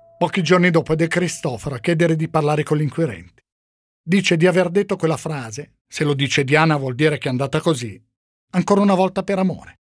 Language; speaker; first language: Italian; native; Italian